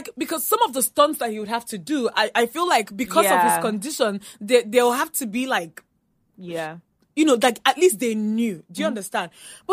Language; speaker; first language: English; non-native, local second language; Igbo